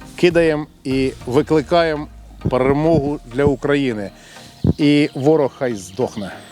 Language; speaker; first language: Ukrainian; native; Ukrainian